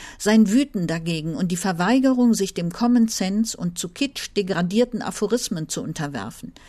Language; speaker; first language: German; native; German